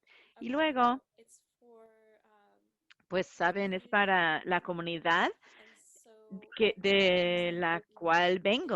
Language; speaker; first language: Spanish; non-native, fluent; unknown